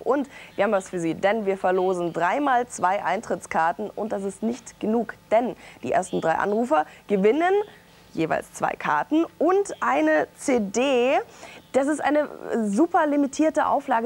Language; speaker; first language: German; native; German